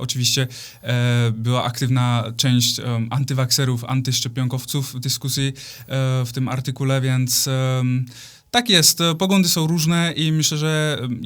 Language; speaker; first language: Polish; non-native, fluent; Czech